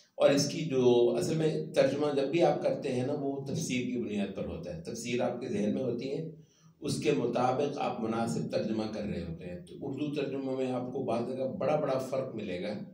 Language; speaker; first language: Urdu; non-native, local second language; Punjabi